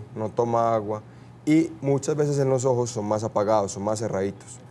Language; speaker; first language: Spanish; native; Spanish